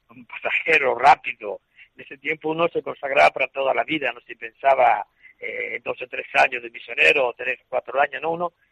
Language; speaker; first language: Spanish; native; Spanish